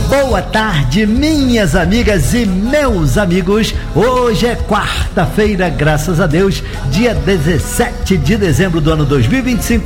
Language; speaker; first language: Portuguese; native; Portuguese